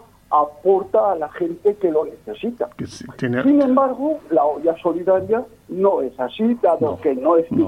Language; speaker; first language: Spanish; native; Spanish